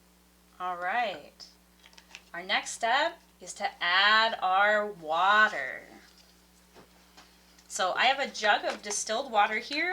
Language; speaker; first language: English; native; English